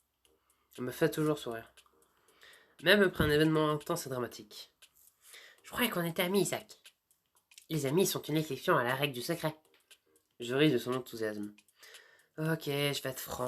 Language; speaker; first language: French; native; French